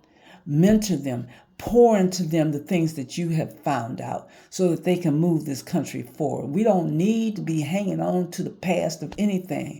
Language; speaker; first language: English; native; English